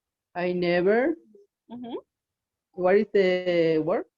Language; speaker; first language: English; non-native, learner; Spanish